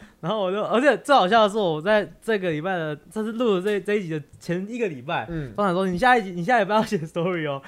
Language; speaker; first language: Chinese; early bilingual, heritage; Chinese